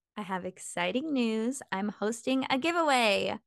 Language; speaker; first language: English; native; English